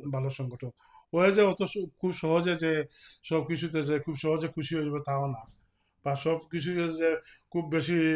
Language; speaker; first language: Bangla; native; Bangla